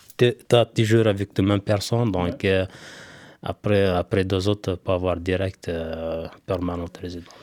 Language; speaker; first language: French; non-native, local second language; Kabyle